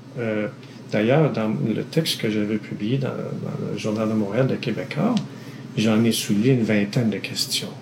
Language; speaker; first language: French; native; French